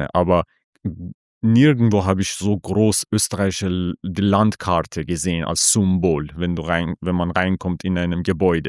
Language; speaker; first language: German; non-native, fluent; Persian